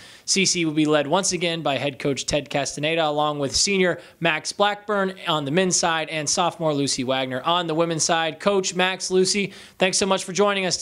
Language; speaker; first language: English; native; English